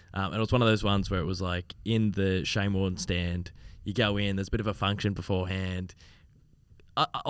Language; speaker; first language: English; native; English